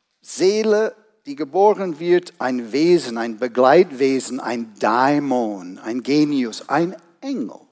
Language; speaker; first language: German; non-native, fluent; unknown